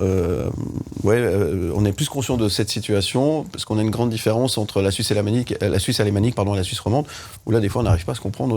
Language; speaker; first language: French; native; French